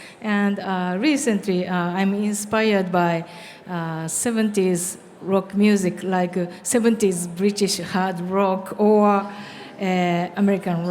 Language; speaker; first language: English; non-native, learner; Japanese